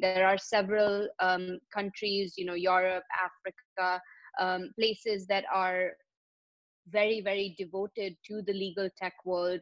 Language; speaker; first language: English; non-native, local second language; Hindi